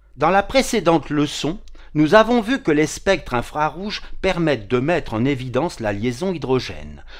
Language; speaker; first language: French; native; French